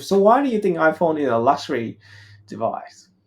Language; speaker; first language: English; non-native, fluent; Vietnamese